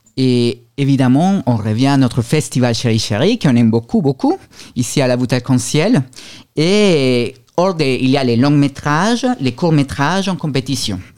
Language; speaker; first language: French; non-native, fluent; Spanish